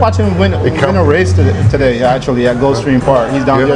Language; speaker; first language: English; native; English